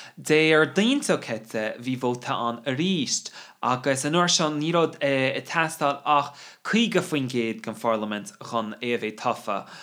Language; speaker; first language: Irish; non-native, local second language; English